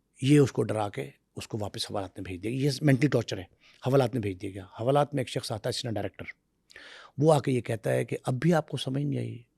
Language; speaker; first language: Urdu; non-native, local second language; Punjabi